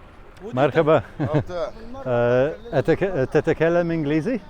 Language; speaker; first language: Arabic; non-native, learner; Latvian